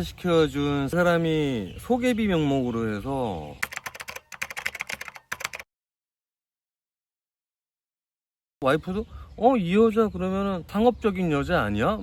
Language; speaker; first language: Korean; native; Korean